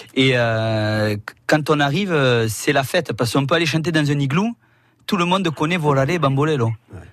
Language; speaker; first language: French; native; French